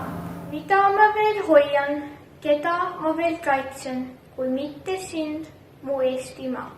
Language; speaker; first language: Estonian; early bilingual, heritage; Estonian